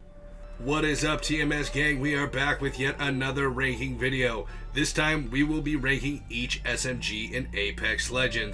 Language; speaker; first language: English; native; English